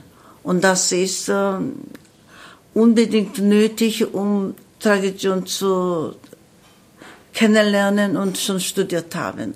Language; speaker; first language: German; non-native, learner; Korean